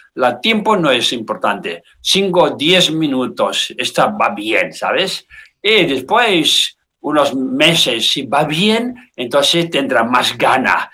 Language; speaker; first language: Spanish; non-native, learner; Tibetan